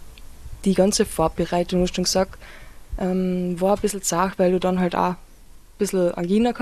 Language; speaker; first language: German; native; German